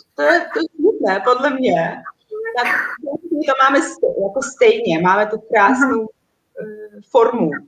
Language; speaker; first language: Czech; non-native, fluent; Russian